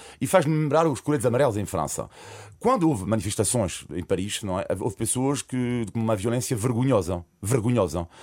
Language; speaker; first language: Portuguese; non-native, fluent; French